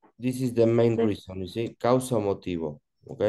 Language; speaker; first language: English; non-native, learner; Spanish